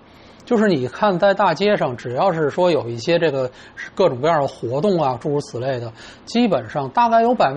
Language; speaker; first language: Chinese; native; Chinese